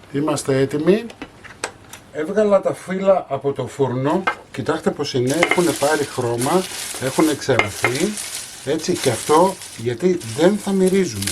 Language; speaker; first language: Greek; native; Greek